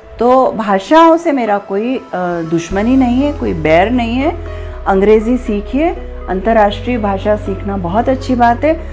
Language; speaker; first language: Hindi; native; Hindi